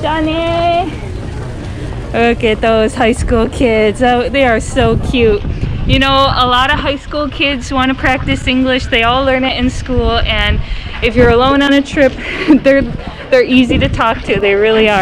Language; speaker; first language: English; native; English